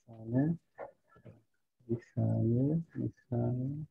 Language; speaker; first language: Turkish; non-native, learner; French